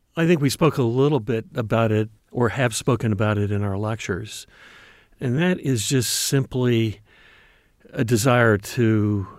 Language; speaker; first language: English; native; English